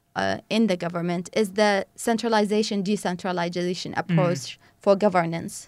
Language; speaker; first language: English; non-native, fluent; Arabic